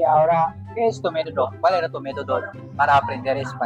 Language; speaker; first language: Spanish; non-native, fluent; Filipino